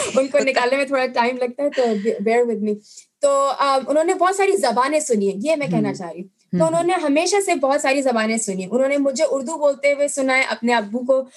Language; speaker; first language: Urdu; native; Urdu